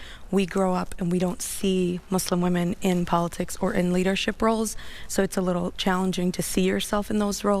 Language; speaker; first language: English; early bilingual, other home language; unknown